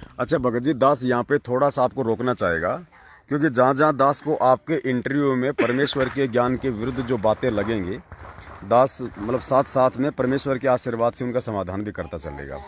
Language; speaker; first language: Hindi; native; Hindi